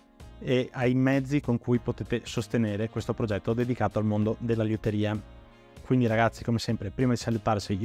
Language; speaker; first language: Italian; native; Italian